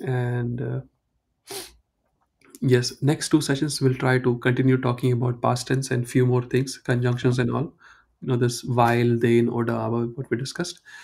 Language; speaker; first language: English; non-native, local second language; Hindi